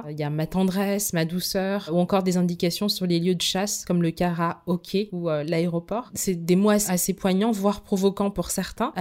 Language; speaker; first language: French; non-native, local second language; Malagasy